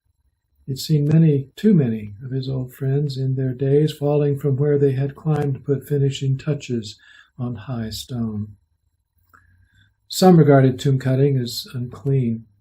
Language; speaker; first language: English; native; English